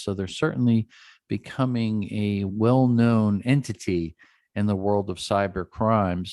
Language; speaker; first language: English; native; English